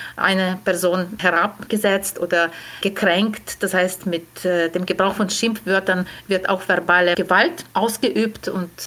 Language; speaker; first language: German; non-native, fluent; Ukrainian